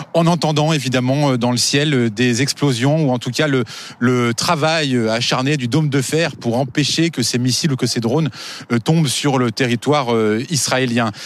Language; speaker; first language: French; native; French